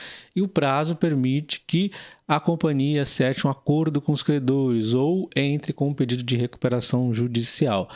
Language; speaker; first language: Portuguese; native; Portuguese